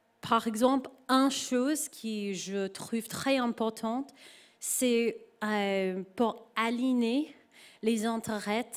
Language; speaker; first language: French; non-native, learner; English